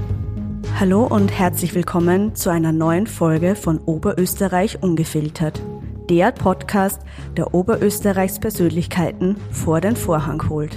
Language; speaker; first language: German; native; German